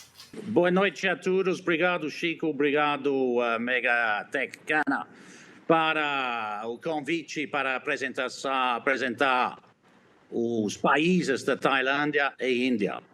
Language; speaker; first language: Portuguese; non-native, fluent; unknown